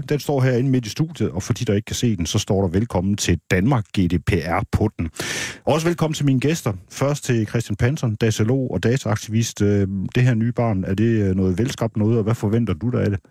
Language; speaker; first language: Danish; native; Danish